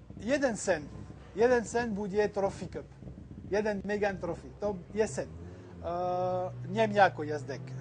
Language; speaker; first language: Slovak; non-native, learner; French